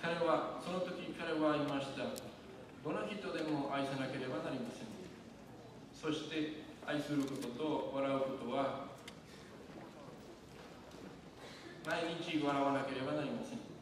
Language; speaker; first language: Japanese; non-native, learner; Spanish